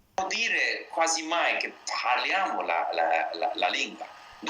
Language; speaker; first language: Italian; non-native, learner; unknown